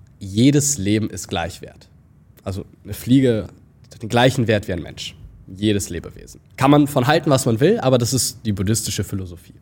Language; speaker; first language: German; native; German